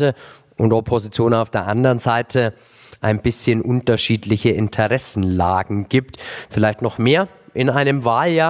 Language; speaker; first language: German; native; German